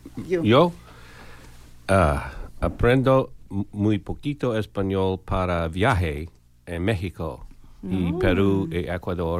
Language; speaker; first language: Spanish; non-native, learner; English